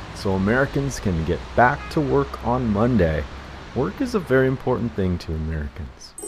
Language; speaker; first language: English; native; English